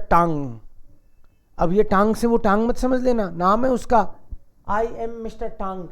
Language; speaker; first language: Hindi; native; Hindi